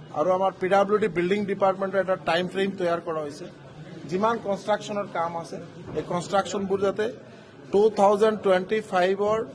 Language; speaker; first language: Assamese; non-native, local second language; Bangla